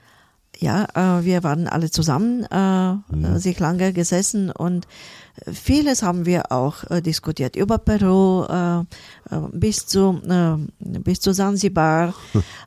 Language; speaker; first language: German; non-native, fluent; Bulgarian